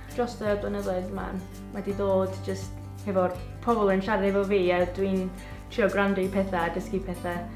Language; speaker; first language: Welsh; non-native, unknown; English